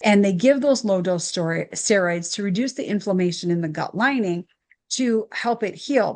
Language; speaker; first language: English; native; English